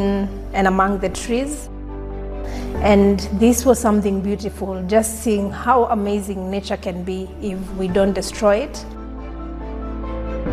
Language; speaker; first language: English; non-native, local second language; Kikuyu